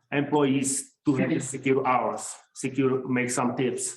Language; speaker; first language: English; non-native, fluent; Czech